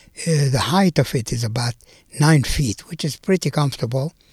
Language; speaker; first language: English; non-native, fluent; Arabic